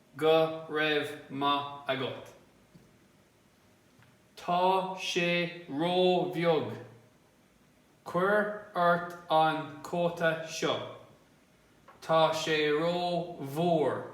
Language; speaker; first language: Irish; non-native, local second language; English